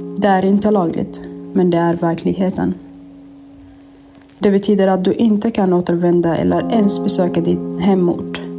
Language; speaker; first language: Swedish; non-native, fluent; Arabic